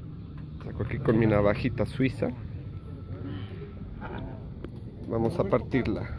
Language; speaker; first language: Spanish; native; Spanish